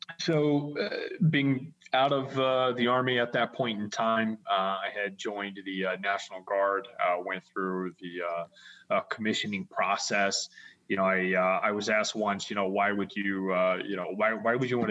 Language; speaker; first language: English; native; English